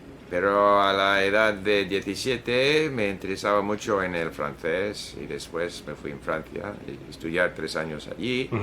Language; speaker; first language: Spanish; non-native, fluent; Swedish